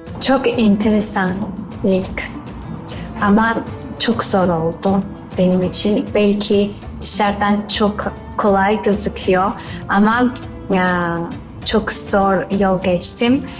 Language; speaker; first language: Turkish; non-native, learner; Georgian